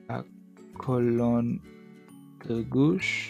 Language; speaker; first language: French; non-native, learner; Mongolian